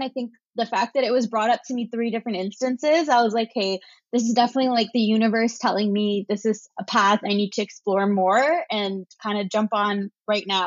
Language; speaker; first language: English; native; English